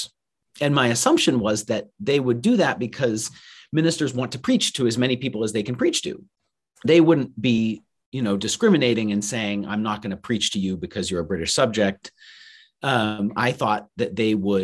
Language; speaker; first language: English; native; English